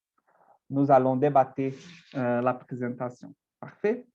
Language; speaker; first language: French; non-native, fluent; Portuguese